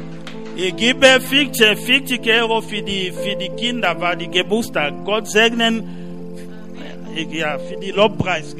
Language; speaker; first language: German; non-native, learner; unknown